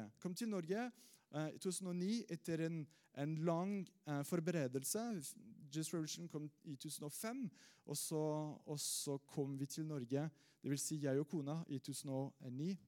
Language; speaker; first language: Norwegian; non-native, fluent; French